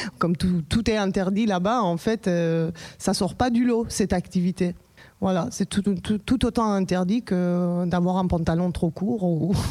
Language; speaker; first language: French; non-native, fluent; Persian